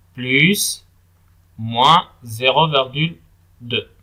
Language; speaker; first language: French; non-native, local second language; Arabic